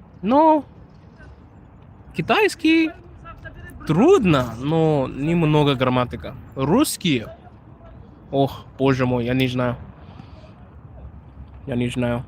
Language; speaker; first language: Russian; non-native, learner; Shona